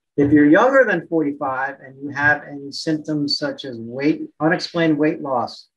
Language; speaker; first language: English; native; English